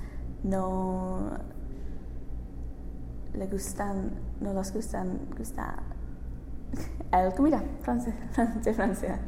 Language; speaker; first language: Spanish; non-native, learner; English